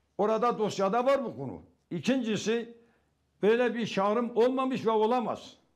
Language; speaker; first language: Turkish; non-native, local second language; Kurdish